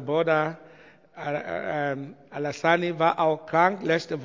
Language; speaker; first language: German; non-native, learner; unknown